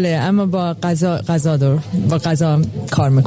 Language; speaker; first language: Persian; early bilingual, heritage; Persian